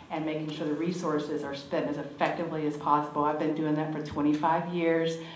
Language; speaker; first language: English; native; English